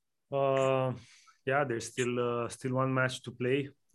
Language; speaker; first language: English; non-native, fluent; Romanian